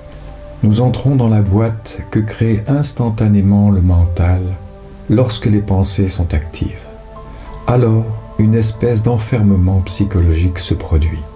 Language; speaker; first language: French; native; French